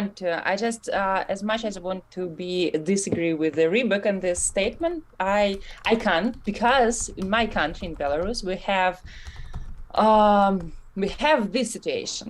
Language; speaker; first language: English; non-native, fluent; Russian